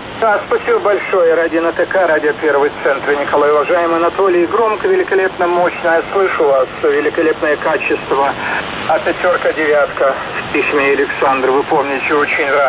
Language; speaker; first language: Russian; native; Russian